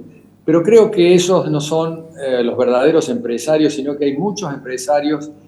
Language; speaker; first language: Spanish; native; Spanish